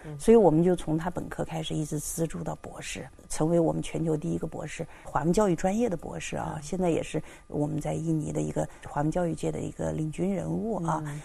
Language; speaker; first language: Chinese; native; Chinese